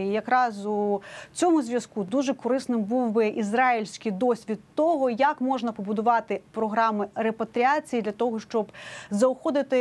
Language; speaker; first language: Ukrainian; native; Ukrainian